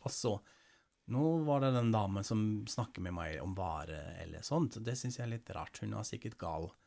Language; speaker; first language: Norwegian; non-native, fluent; German